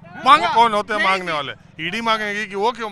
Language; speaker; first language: Hindi; native; Hindi